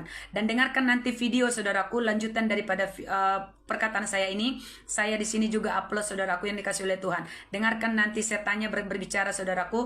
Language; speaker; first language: Malay; native; Malay